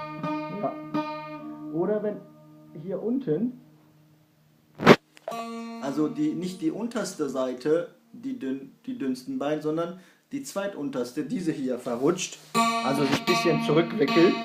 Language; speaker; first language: German; non-native, fluent; Kurdish